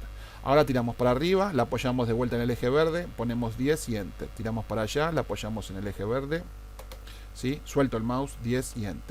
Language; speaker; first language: Spanish; native; Spanish